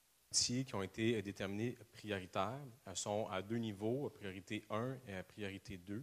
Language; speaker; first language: French; native; French